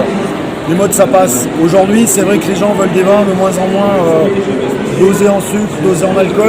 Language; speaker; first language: French; native; French